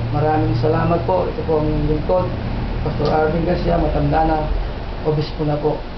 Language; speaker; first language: Filipino; native; Filipino